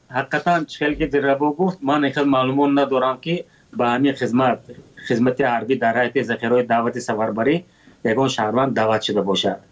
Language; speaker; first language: Tajik; native; Tajik